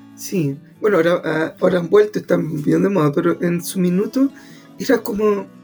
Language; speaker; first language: Spanish; native; Spanish